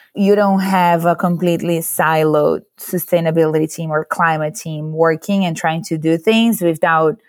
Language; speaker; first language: English; non-native, fluent; Portuguese